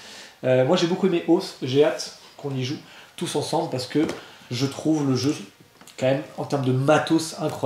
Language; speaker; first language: French; native; French